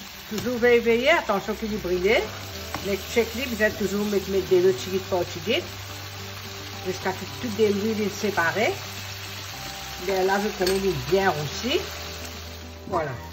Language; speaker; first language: French; non-native, local second language; Morisyen